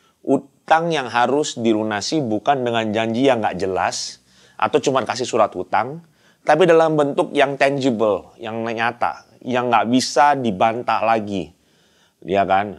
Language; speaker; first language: Indonesian; native; Indonesian